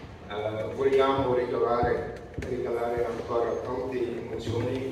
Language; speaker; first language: Italian; non-native, learner; Dutch